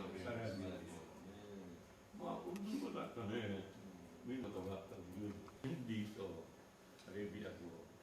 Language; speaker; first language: Japanese; non-native, learner; Urdu